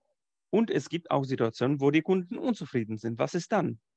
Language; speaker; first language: German; non-native, fluent; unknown